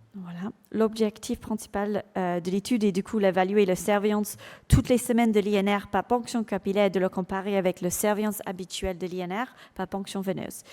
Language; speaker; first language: French; non-native, fluent; English